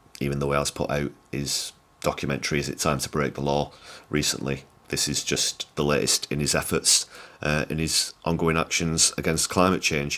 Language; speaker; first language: English; native; English